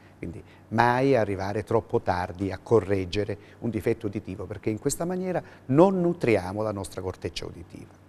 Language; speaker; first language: Italian; native; Italian